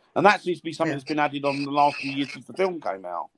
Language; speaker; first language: English; native; English